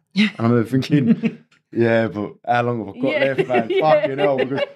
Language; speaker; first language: English; native; English